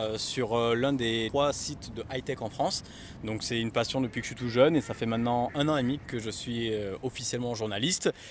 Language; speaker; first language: French; native; French